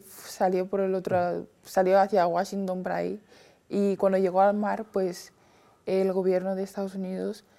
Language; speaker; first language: Spanish; non-native, fluent; Chinese